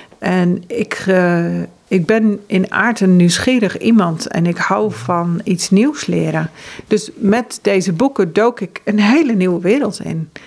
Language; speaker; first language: Dutch; early bilingual, heritage; Dutch